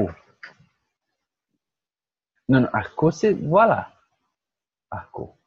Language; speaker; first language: French; non-native, fluent; Portuguese